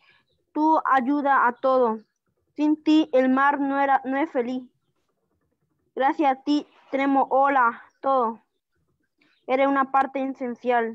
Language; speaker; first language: Spanish; native; Spanish